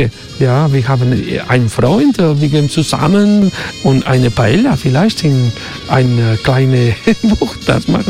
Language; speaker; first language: German; non-native, learner; Spanish